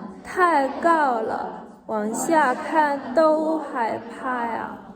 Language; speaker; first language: Chinese; non-native, learner; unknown